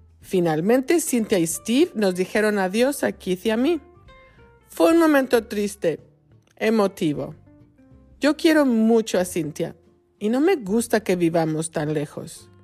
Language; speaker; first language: Spanish; non-native, fluent; English